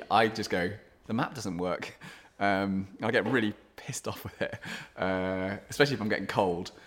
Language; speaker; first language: English; native; English